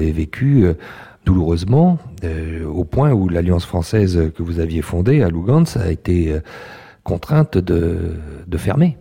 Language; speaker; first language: French; native; French